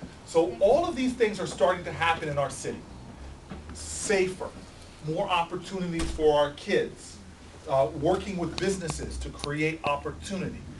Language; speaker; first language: English; native; English